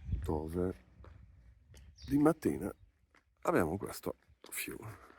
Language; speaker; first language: Italian; non-native, learner; German